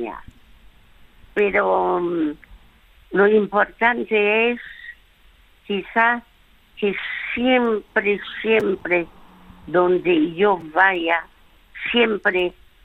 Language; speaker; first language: Spanish; early bilingual, other home language; French